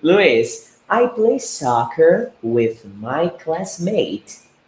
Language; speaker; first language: English; non-native, fluent; Portuguese